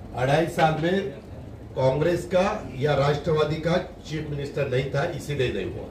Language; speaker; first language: Hindi; non-native, local second language; Marathi